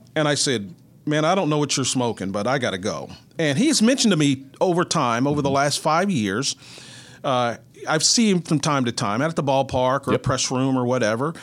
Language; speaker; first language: English; native; English